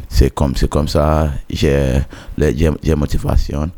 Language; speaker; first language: French; non-native, learner; Yoruba